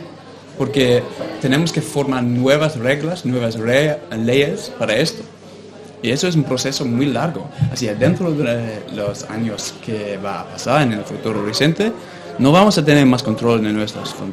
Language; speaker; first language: Spanish; non-native, fluent; English